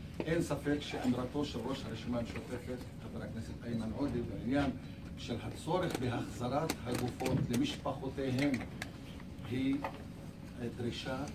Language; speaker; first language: Hebrew; non-native, local second language; Arabic